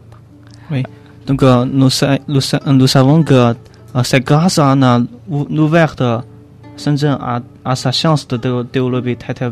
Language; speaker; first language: French; non-native, learner; Chinese